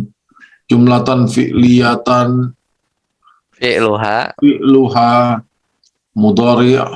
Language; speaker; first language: Arabic; non-native, learner; Indonesian